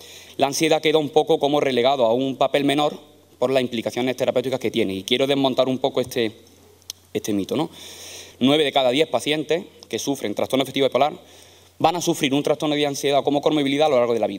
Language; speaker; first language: Spanish; native; Spanish